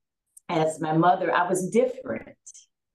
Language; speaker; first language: English; native; English